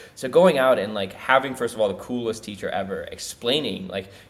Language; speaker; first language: English; native; English